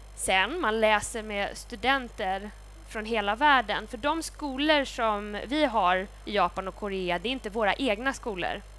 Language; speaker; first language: Swedish; native; Swedish